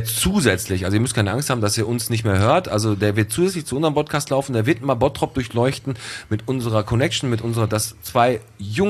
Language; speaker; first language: German; native; German